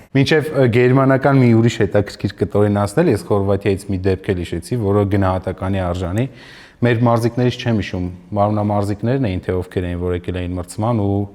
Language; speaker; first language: Armenian; native; Armenian